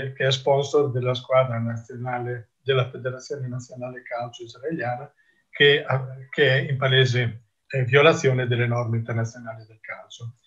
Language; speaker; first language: Italian; native; Italian